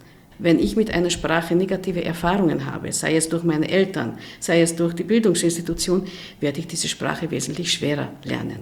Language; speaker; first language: German; non-native, fluent; Hungarian